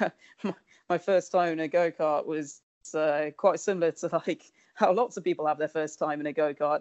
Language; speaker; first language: English; native; English